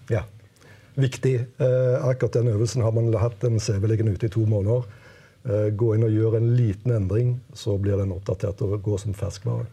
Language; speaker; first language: Norwegian; native; Norwegian